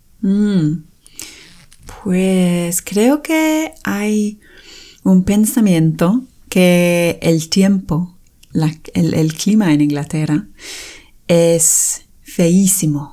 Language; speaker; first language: Spanish; non-native, fluent; English